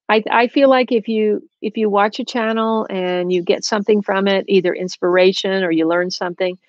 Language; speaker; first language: English; native; English